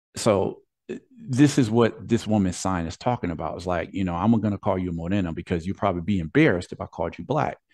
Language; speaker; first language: English; native; English